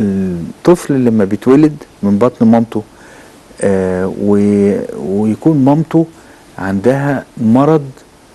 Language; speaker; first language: Arabic; native; Arabic